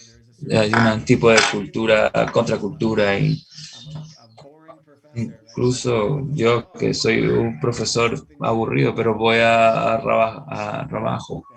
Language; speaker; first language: Spanish; non-native, fluent; English